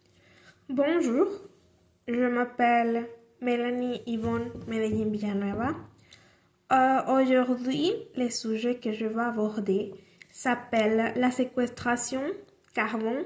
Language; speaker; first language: French; non-native, learner; Spanish